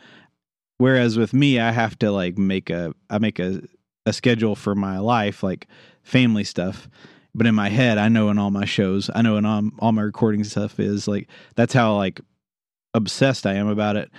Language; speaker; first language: English; native; English